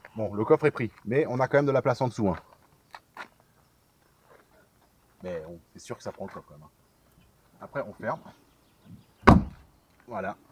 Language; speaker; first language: French; native; French